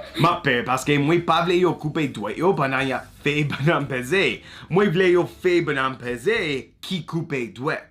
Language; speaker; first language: Haitian Creole; non-native, learner; English